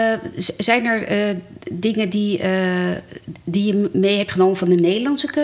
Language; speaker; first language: Dutch; native; Dutch